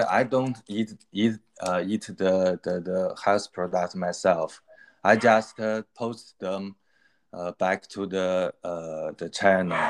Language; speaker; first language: English; non-native, learner; Chinese